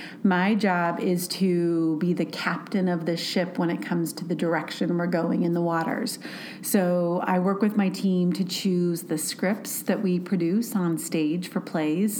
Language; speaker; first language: English; native; English